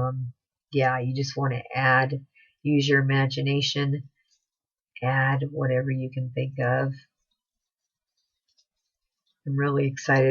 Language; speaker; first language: English; native; English